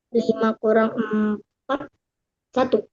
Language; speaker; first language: Indonesian; native; Indonesian